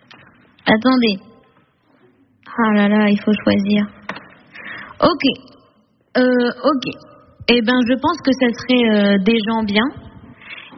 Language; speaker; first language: French; native; French